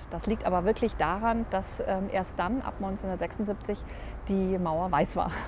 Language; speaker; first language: German; native; German